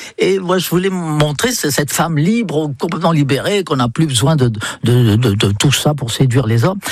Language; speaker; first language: French; non-native, fluent; English